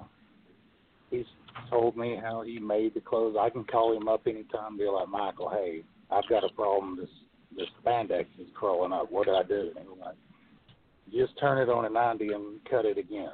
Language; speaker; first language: English; native; English